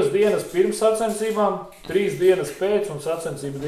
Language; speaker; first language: Latvian; native; Latvian